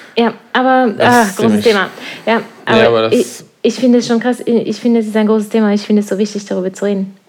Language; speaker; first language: German; non-native, fluent; Norwegian